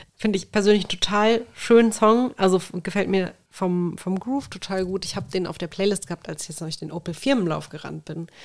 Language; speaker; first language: German; native; German